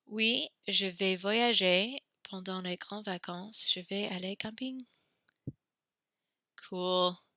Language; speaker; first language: French; non-native, fluent; English